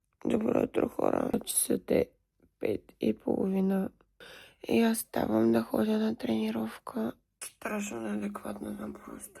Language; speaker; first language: Bulgarian; native; Bulgarian